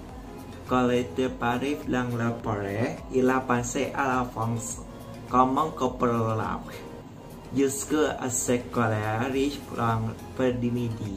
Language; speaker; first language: French; non-native, learner; Indonesian